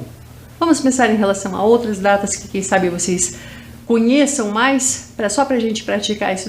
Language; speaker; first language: Portuguese; native; Portuguese